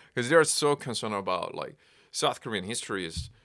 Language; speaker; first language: English; non-native, fluent; Korean